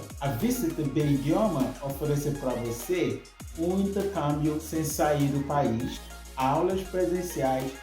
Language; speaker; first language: Portuguese; non-native, fluent; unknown